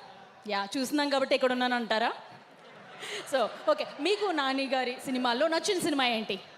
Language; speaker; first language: Telugu; native; Telugu